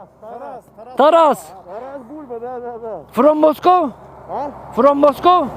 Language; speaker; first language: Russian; non-native, learner; Turkish